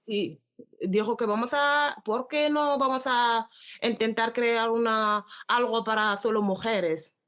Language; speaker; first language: Spanish; non-native, learner; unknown